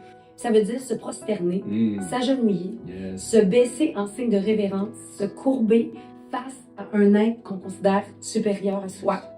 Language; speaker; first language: French; native; French